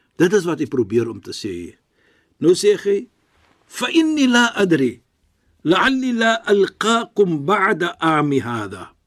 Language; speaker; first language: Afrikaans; non-native, fluent; Arabic